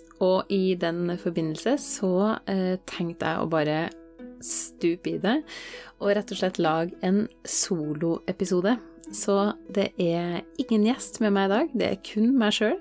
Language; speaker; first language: Norwegian; native; Norwegian